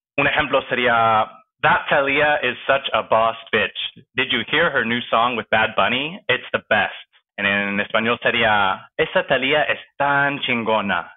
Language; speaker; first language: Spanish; non-native, fluent; English